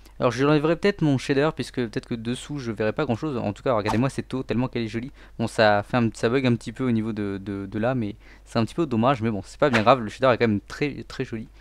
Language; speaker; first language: French; native; French